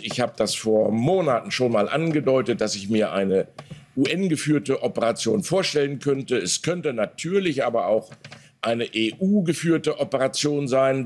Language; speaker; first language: German; native; German